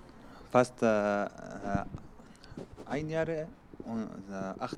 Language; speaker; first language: German; non-native, learner; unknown